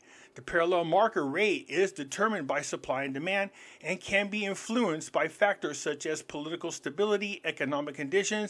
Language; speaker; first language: English; native; English